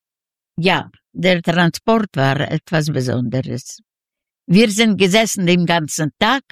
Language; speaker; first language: German; non-native, fluent; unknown